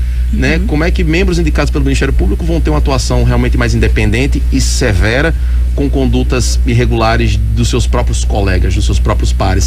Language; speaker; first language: Portuguese; native; Portuguese